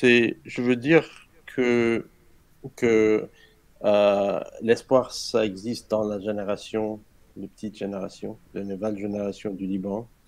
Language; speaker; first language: French; non-native, learner; Arabic